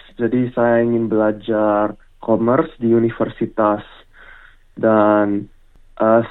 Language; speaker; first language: Indonesian; early bilingual, heritage; English